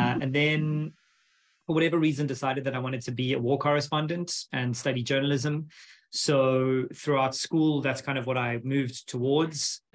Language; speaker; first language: English; native; English